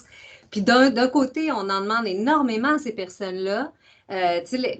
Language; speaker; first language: French; native; French